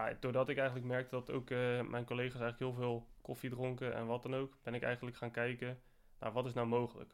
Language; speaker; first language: Dutch; native; Dutch